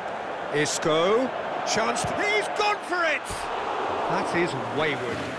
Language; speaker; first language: English; native; English